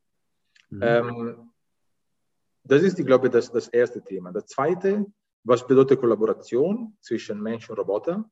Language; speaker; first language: German; non-native, fluent; Italian